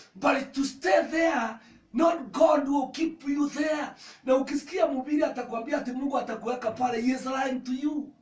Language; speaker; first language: English; non-native, local second language; Swahili